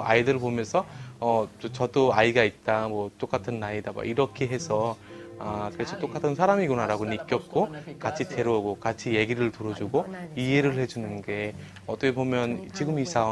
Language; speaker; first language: Korean; non-native, fluent; Bangla